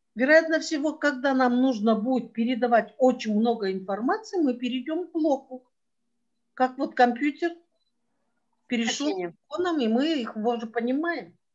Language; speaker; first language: Russian; non-native, local second language; Kyrgyz